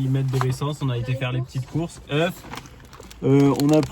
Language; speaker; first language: French; native; French